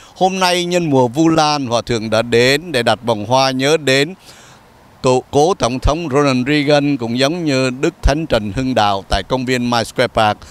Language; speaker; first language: Vietnamese; native; Vietnamese